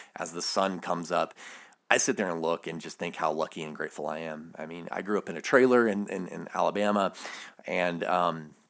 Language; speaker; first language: English; native; English